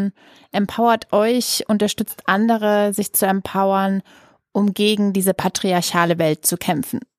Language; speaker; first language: German; native; German